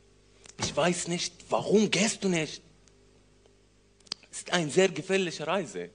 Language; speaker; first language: German; non-native, learner; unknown